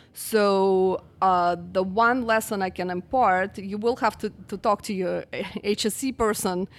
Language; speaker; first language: English; non-native, fluent; Russian